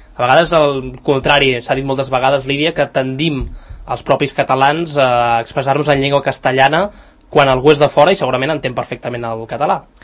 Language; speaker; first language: Catalan; native; Catalan